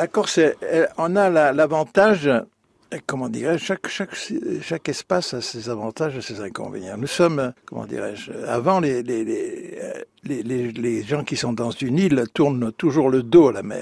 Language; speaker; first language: French; native; French